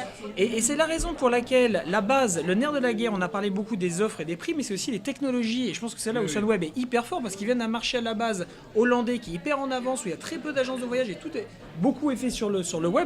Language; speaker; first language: French; native; French